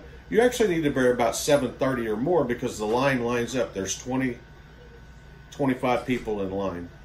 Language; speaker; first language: English; native; English